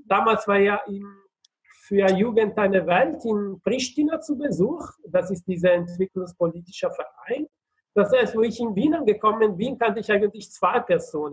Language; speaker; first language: German; non-native, fluent; Italian